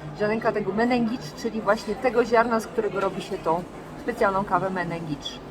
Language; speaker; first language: Polish; native; Polish